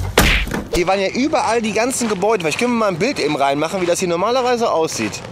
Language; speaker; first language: German; native; German